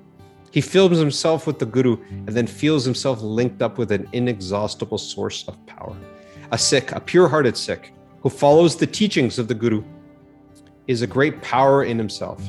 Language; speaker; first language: English; native; English